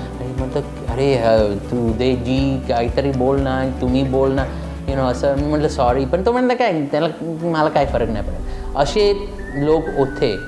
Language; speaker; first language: Marathi; early bilingual, heritage; Marathi